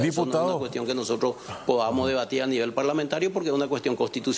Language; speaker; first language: Spanish; native; Spanish